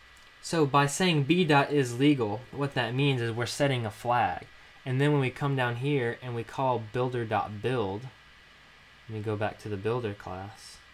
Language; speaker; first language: English; native; English